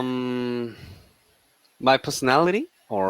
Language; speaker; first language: English; non-native, learner; Korean